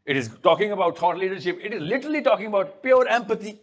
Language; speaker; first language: English; non-native, local second language; Urdu